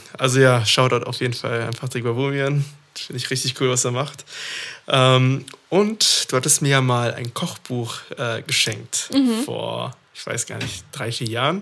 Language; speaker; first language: German; early bilingual, other home language; Persian